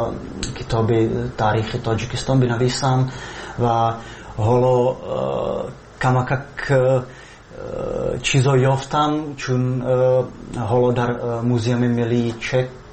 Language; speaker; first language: Persian; non-native, fluent; Czech